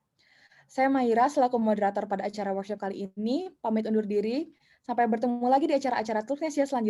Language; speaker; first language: Indonesian; native; Indonesian